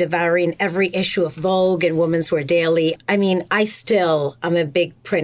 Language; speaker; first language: English; non-native, fluent; Spanish